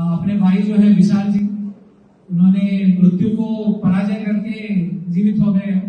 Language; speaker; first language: Hindi; non-native, local second language; Telugu